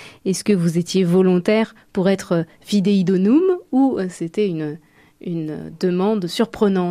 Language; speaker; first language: French; native; French